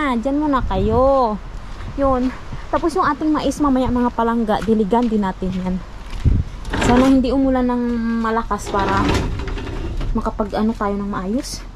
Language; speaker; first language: Filipino; non-native, local second language; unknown